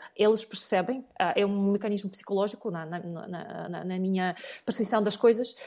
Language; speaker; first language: Portuguese; non-native, fluent; Russian